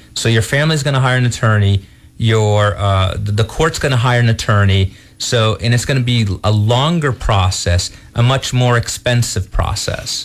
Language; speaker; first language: English; early bilingual, other home language; Portuguese